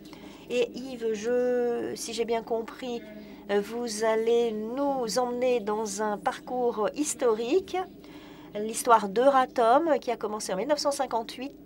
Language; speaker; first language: French; non-native, fluent; Polish